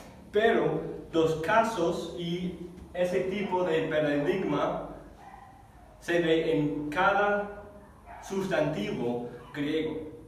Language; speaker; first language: Spanish; non-native, fluent; English